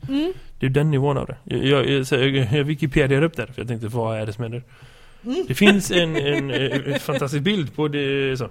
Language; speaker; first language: Swedish; native; Swedish